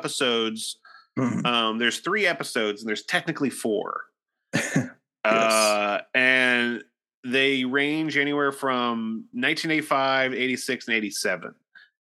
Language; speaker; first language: English; native; English